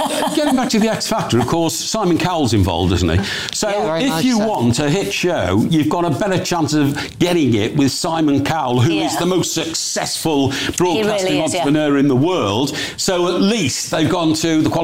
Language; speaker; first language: English; native; English